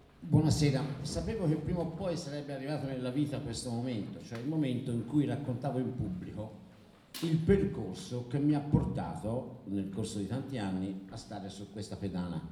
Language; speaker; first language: Italian; native; Italian